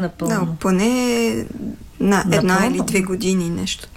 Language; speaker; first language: Bulgarian; non-native, fluent; French